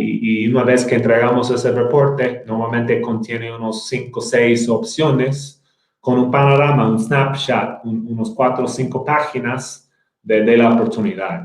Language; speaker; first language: Spanish; non-native, fluent; English